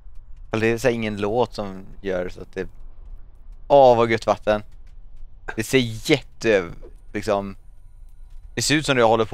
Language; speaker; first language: Swedish; native; Swedish